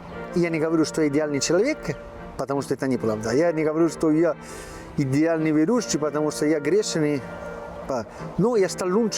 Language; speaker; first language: Russian; non-native, learner; Italian